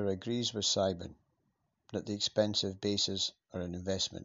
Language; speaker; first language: English; native; English